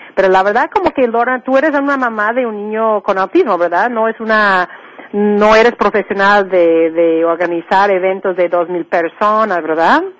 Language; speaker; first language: Spanish; non-native, fluent; English